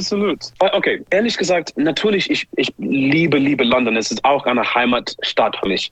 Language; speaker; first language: German; non-native, learner; English